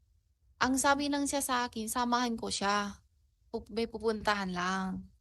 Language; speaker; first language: Filipino; non-native, learner; Chinese